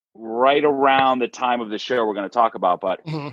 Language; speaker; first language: English; native; English